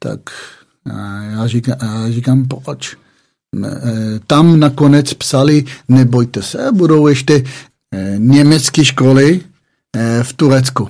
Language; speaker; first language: Czech; non-native, fluent; Hebrew